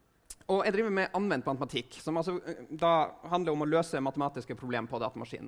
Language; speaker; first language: Norwegian; native; Norwegian